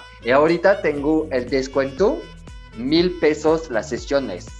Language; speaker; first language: Spanish; non-native, learner; French